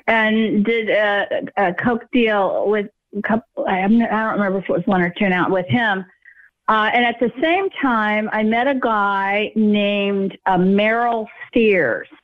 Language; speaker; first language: English; native; English